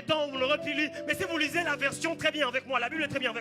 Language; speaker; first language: French; native; French